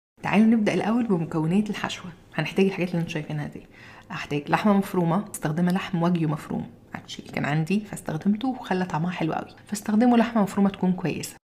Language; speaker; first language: Arabic; native; Arabic